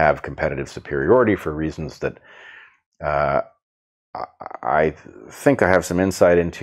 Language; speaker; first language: English; native; English